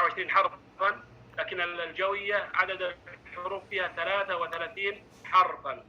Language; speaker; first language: Arabic; non-native, fluent; Indonesian